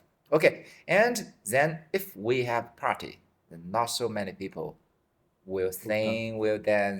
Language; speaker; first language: English; non-native, fluent; Chinese